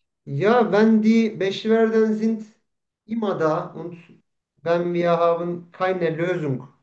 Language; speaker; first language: German; non-native, learner; Turkish